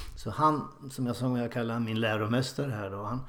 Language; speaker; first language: Swedish; native; Swedish